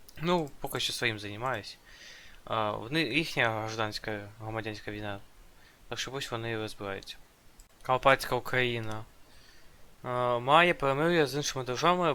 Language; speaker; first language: Ukrainian; non-native, local second language; Russian